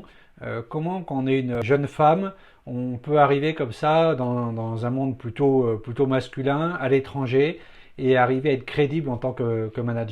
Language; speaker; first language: French; native; French